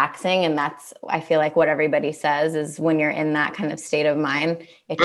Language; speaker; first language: English; native; English